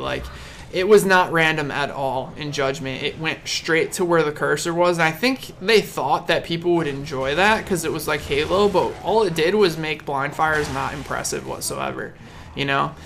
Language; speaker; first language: English; native; English